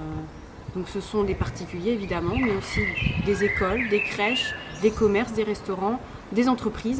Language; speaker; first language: French; native; French